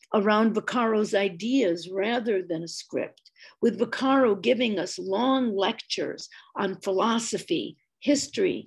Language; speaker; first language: English; native; English